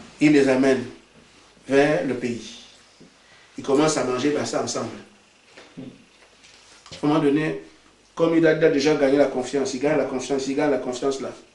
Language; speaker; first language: French; non-native, local second language; Basaa